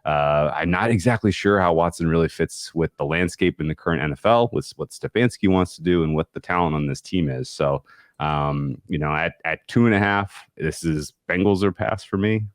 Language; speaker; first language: English; native; English